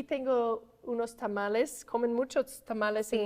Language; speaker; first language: Spanish; non-native, fluent; English